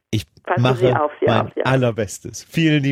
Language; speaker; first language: German; native; German